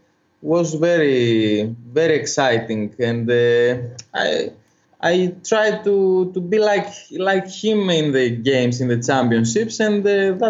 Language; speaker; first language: English; non-native, fluent; Greek